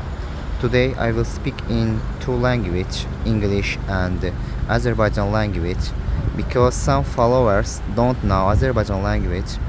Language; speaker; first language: English; non-native, learner; Azerbaijani